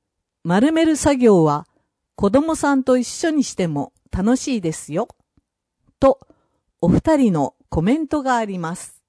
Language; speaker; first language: Japanese; native; Japanese